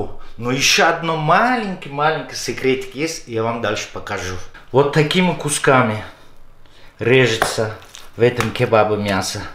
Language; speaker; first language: Russian; non-native, fluent; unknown